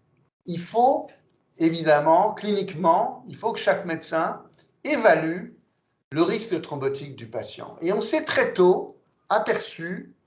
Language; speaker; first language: French; native; French